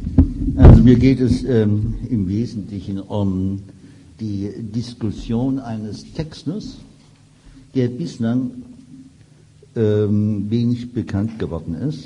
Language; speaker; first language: German; native; German